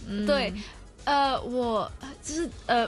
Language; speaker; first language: Chinese; non-native, local second language; Cantonese